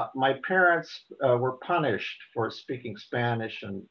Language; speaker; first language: English; native; English